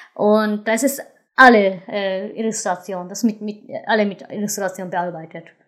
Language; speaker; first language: German; non-native, fluent; Japanese